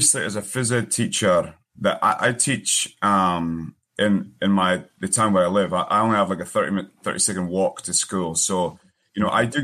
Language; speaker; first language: English; native; English